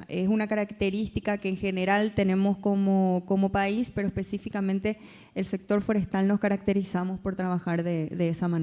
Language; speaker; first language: Spanish; native; Spanish